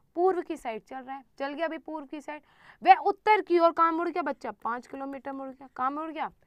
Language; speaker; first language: Hindi; native; Hindi